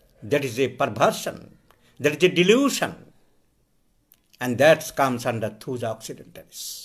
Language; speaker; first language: English; non-native, local second language; Bangla